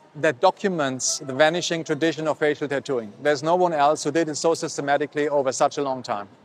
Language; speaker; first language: English; non-native, fluent; German